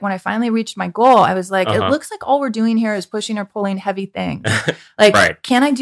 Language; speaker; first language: English; native; English